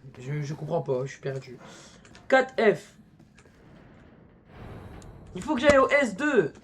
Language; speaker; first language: French; native; French